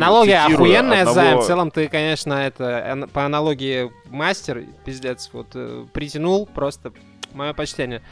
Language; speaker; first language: Russian; native; Russian